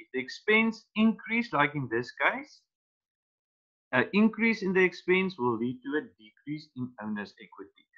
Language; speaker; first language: English; non-native, local second language; Afrikaans